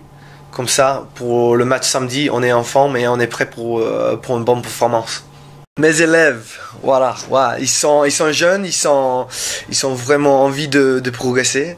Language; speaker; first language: French; non-native, learner; English